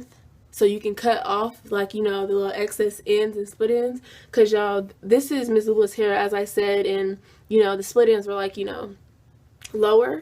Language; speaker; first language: English; native; English